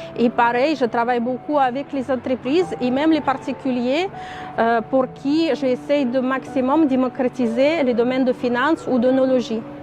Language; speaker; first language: French; non-native, fluent; Russian